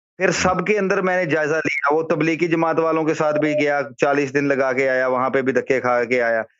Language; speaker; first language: Urdu; non-native, local second language; Punjabi